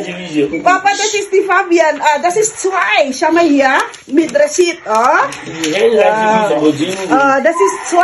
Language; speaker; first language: German; non-native, learner; Filipino